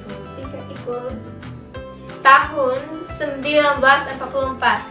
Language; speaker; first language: Indonesian; early bilingual, other home language; English